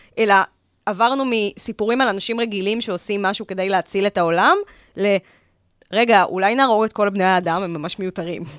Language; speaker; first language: Hebrew; native; Hebrew